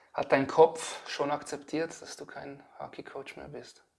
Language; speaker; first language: German; native; German